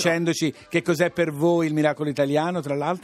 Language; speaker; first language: Italian; native; Italian